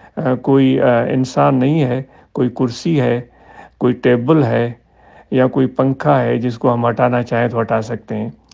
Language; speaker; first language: Urdu; non-native, local second language; Sindhi